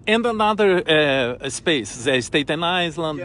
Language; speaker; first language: English; non-native, learner; Portuguese